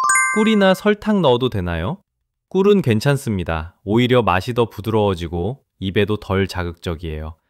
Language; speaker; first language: Korean; native; Korean